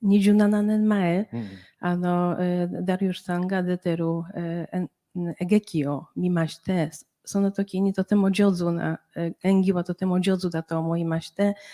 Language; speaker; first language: Japanese; non-native, fluent; Polish